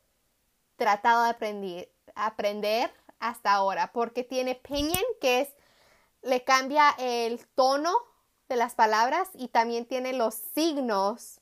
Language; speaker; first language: Spanish; early bilingual, heritage; Spanish